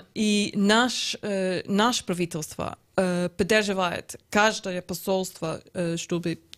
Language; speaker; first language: Russian; non-native, learner; English